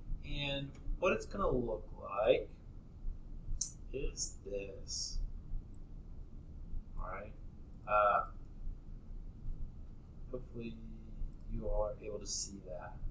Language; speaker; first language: English; native; English